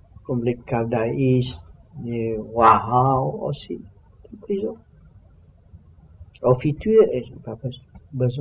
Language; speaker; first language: French; non-native, learner; Vietnamese